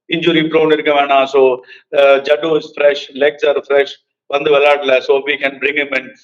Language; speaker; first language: English; non-native, local second language; Tamil